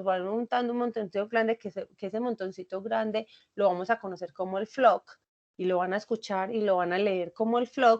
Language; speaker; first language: Spanish; native; Spanish